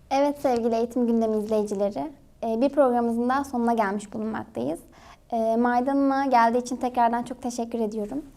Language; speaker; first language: Turkish; native; Turkish